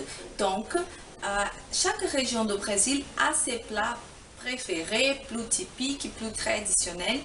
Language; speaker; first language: French; non-native, fluent; Portuguese